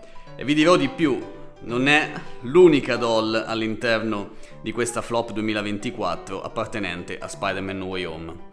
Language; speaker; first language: Italian; native; Italian